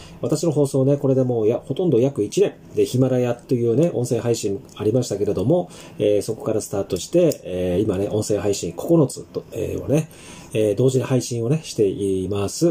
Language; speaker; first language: Japanese; native; Japanese